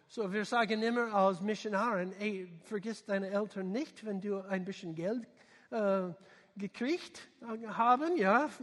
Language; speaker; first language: German; non-native, learner; English